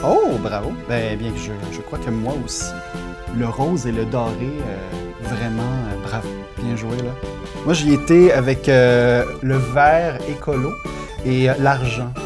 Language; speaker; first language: French; native; French